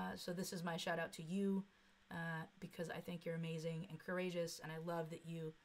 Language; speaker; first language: English; native; English